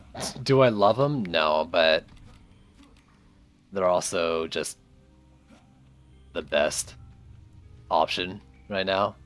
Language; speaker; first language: English; native; English